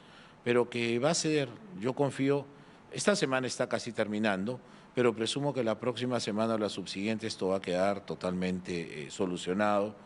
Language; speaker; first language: Spanish; native; Spanish